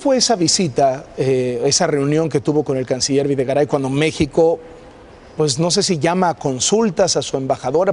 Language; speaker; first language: Spanish; native; Spanish